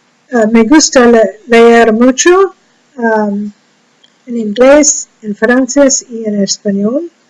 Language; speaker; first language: Spanish; non-native, learner; English